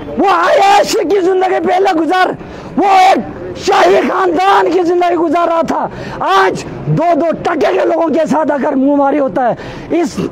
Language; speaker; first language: Urdu; non-native, local second language; Balti